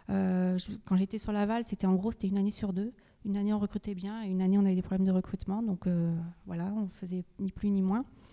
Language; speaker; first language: French; native; French